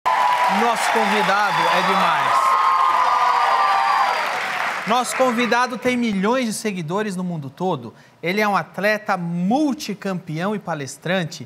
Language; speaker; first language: Portuguese; native; Portuguese